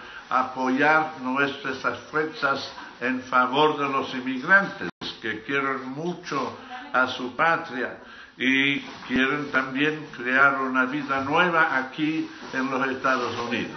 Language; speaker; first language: Spanish; non-native, fluent; English